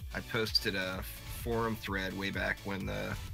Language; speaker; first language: English; native; English